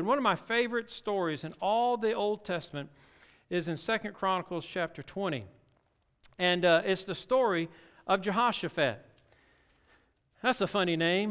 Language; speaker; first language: English; native; English